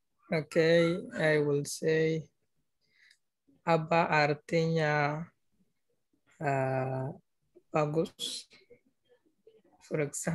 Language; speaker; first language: English; non-native, fluent; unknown